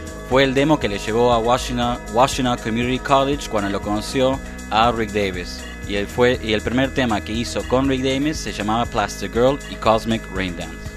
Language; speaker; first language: Spanish; native; Spanish